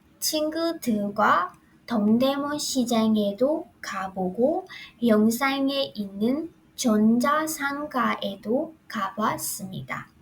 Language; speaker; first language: Korean; non-native, fluent; Burmese